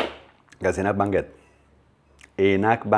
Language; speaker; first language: Indonesian; non-native, learner; Italian